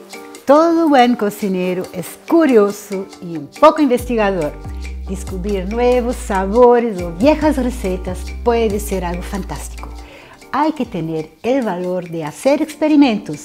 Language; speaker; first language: Spanish; non-native, fluent; Portuguese